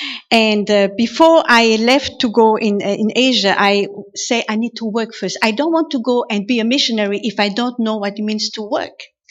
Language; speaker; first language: English; non-native, fluent; German